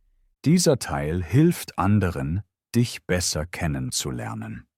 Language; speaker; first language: German; native; German